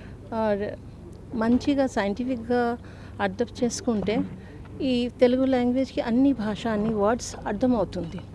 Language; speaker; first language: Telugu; non-native, local second language; Bangla